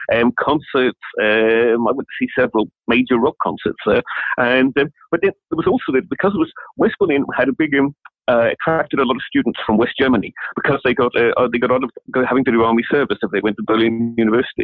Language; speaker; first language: English; native; English